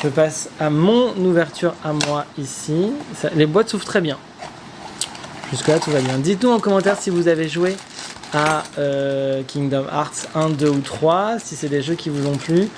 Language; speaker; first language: French; native; French